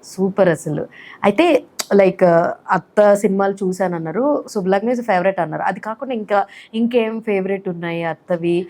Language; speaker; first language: Telugu; native; Telugu